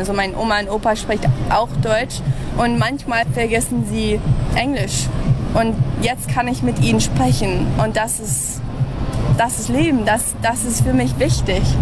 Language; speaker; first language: German; early bilingual, heritage; English